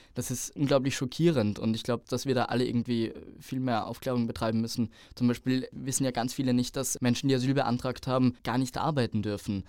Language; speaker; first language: German; native; German